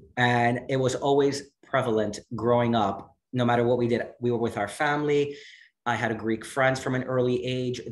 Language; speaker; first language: English; native; English